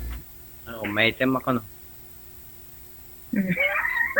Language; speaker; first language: Filipino; non-native, local second language; Cebuano